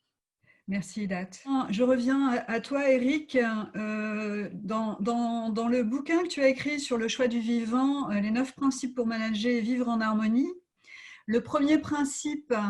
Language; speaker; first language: French; native; French